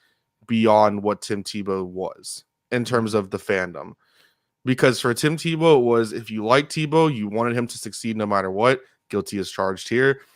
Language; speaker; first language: English; native; English